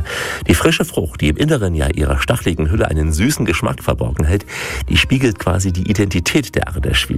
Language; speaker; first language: German; native; German